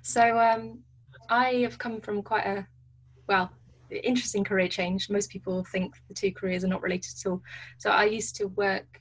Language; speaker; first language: English; native; English